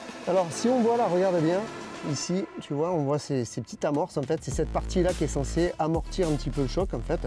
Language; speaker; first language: French; native; French